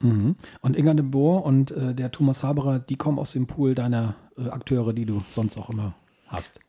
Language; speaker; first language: German; native; German